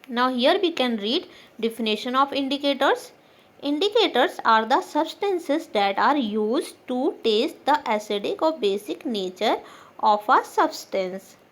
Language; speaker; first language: English; non-native, local second language; Hindi